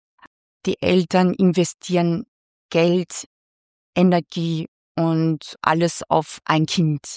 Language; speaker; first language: German; non-native, fluent; Chinese